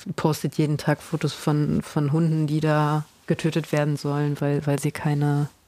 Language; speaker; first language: German; native; German